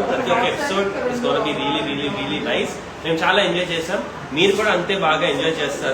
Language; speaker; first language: Telugu; native; Telugu